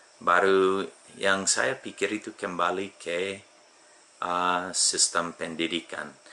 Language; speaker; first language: Indonesian; non-native, fluent; English